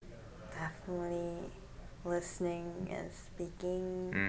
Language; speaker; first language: English; non-native, fluent; Korean